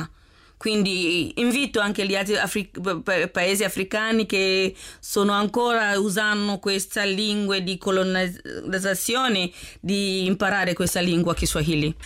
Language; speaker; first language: Italian; non-native, learner; Swahili